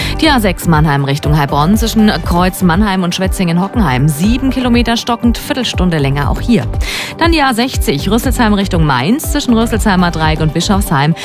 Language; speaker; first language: German; native; German